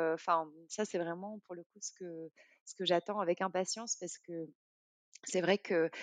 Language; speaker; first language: French; native; French